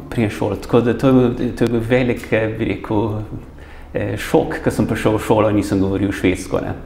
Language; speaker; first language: Slovenian; early bilingual, heritage; Slovenian